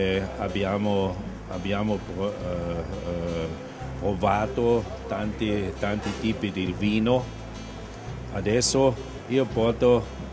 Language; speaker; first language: Italian; non-native, learner; German